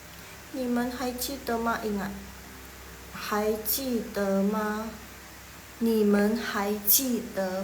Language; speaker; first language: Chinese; non-native, fluent; Indonesian